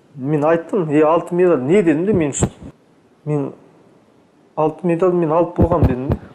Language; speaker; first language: Kazakh; native; Kazakh